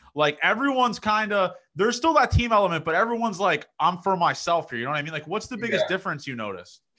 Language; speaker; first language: English; native; English